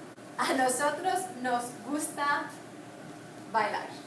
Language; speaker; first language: Spanish; non-native, fluent; English